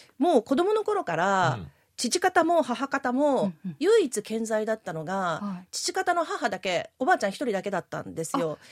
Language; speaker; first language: Japanese; native; Japanese